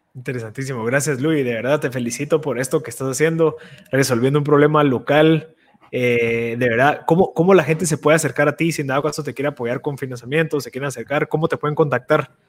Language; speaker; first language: Spanish; native; Spanish